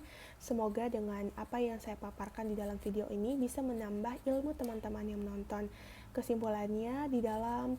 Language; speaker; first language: Indonesian; native; Indonesian